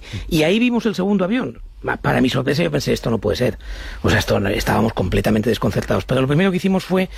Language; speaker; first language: Spanish; native; Spanish